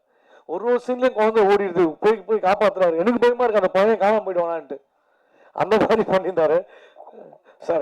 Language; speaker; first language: Tamil; native; Tamil